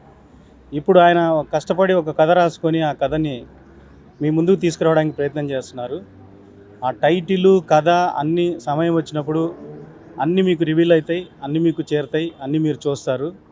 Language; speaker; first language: Telugu; native; Telugu